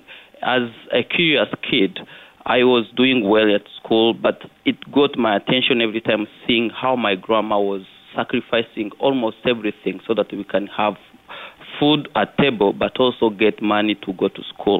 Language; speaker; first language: English; non-native, local second language; Kinyarwanda